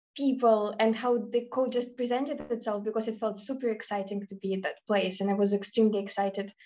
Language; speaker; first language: English; non-native, fluent; Russian